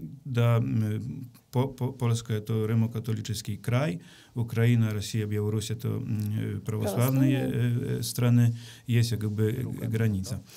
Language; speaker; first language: Ukrainian; non-native, learner; Polish